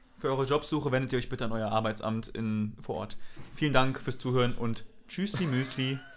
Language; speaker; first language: German; native; German